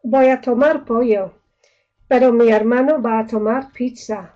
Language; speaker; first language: Spanish; non-native, fluent; English